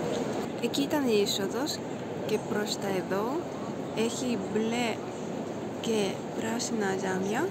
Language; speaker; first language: Greek; non-native, fluent; Japanese